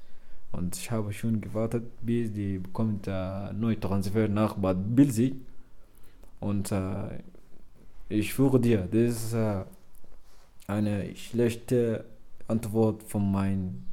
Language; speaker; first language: German; non-native, learner; Arabic